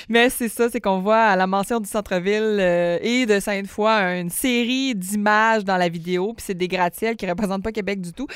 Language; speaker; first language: French; native; French